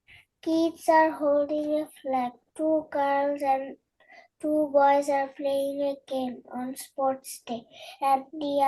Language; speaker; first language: English; non-native, learner; Bangla